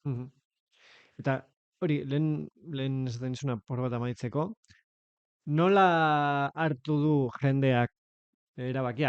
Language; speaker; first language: Basque; native; Basque